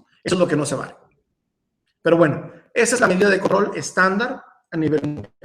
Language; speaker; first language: Spanish; native; Spanish